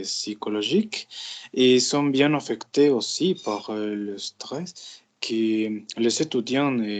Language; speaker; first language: French; non-native, learner; Spanish